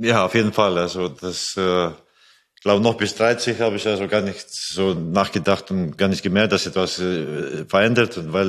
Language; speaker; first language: German; non-native, fluent; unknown